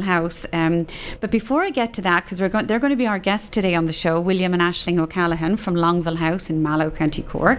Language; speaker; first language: English; native; English